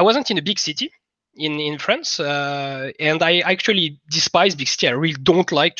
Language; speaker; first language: English; non-native, fluent; French